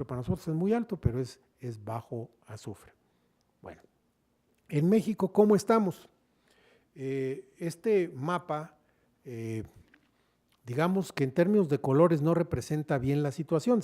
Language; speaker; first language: Spanish; native; Spanish